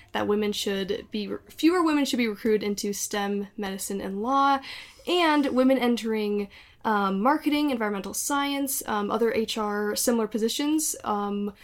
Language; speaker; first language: English; native; English